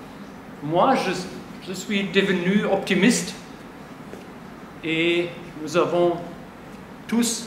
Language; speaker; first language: French; non-native, fluent; German